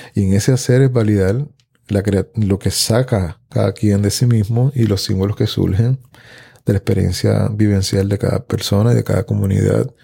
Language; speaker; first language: Spanish; native; Spanish